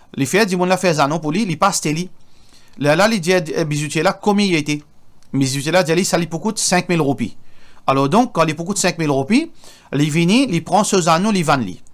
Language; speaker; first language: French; non-native, local second language; Morisyen